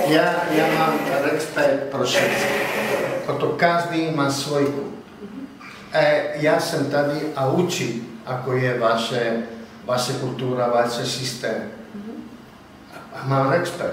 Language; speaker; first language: Czech; non-native, learner; Italian